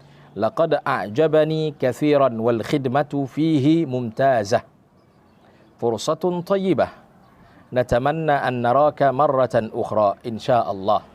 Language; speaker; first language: Arabic; non-native, fluent; Indonesian